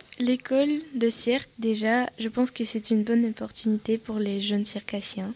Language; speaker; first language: French; non-native, learner; Russian